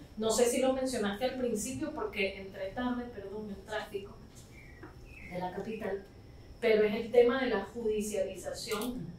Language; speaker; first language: Spanish; native; Spanish